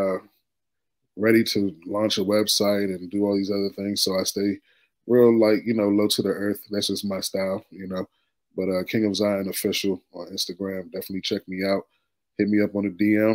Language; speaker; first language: English; native; English